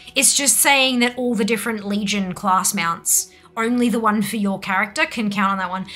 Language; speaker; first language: English; native; English